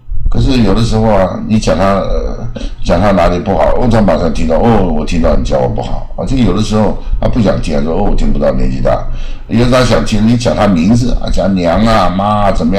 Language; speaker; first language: Chinese; native; Chinese